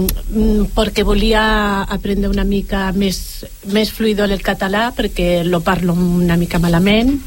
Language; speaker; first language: Catalan; non-native, local second language; Spanish